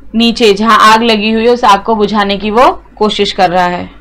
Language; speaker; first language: Hindi; non-native, local second language; Marathi